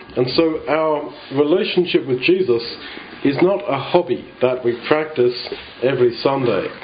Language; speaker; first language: English; native; English